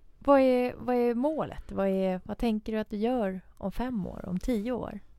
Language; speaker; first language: Swedish; early bilingual, other home language; Persian